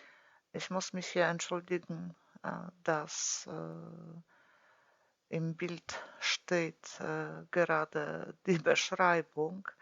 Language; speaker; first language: German; non-native, fluent; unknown